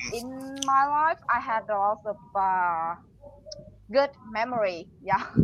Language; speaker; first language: English; non-native, learner; Vietnamese